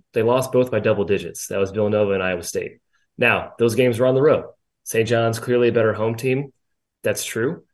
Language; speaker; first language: English; native; English